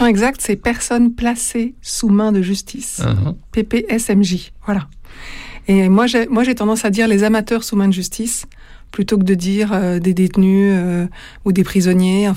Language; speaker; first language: French; native; French